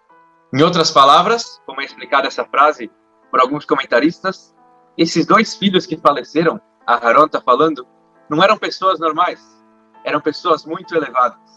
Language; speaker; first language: Portuguese; native; Portuguese